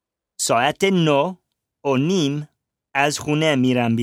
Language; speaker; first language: Persian; non-native, learner; English